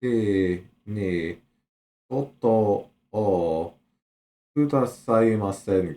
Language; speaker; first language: Japanese; non-native, learner; English